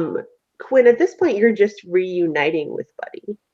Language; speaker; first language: English; native; English